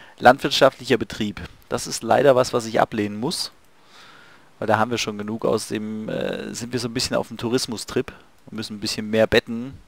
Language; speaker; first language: German; native; German